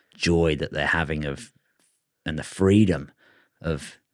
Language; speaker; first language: English; native; English